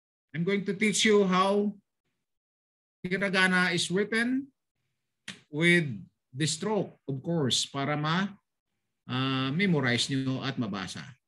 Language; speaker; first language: English; non-native, local second language; Filipino